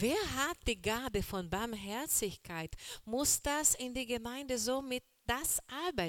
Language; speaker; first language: German; non-native, learner; Portuguese